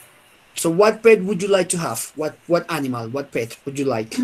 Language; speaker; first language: English; non-native, fluent; Spanish